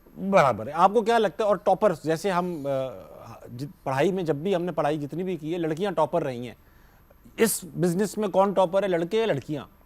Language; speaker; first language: Urdu; native; Urdu